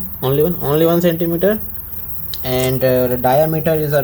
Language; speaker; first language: English; non-native, local second language; Hindi